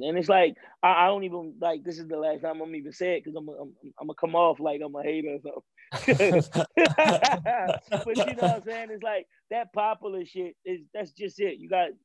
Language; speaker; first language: English; native; English